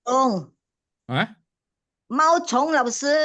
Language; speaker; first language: Chinese; non-native, learner; Indonesian